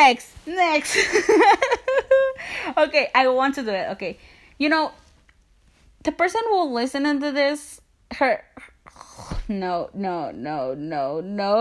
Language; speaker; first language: English; non-native, learner; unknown